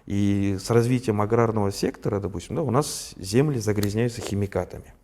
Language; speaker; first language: Russian; non-native, local second language; Kazakh